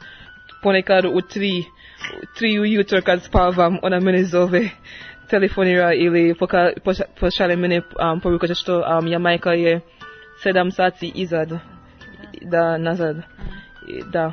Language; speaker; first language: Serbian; non-native, learner; English